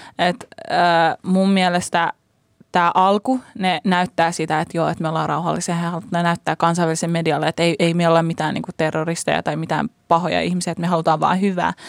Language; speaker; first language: Finnish; early bilingual, other home language; Persian